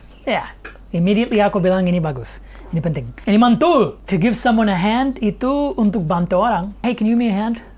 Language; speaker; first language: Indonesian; non-native, fluent; English